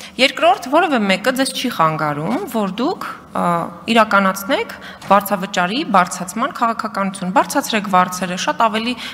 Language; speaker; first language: Armenian; native; Armenian